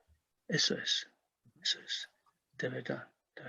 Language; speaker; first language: Spanish; non-native, learner; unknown